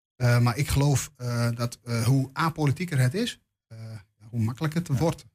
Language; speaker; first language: Dutch; native; Dutch